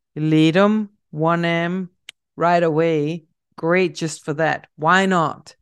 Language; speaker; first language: English; non-native, fluent; Danish